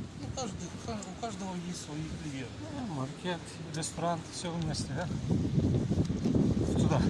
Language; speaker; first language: Russian; non-native, local second language; Ukrainian